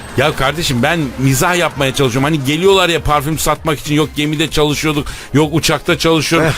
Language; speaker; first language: Turkish; native; Turkish